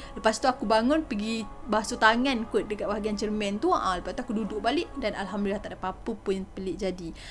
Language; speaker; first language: Malay; native; Malay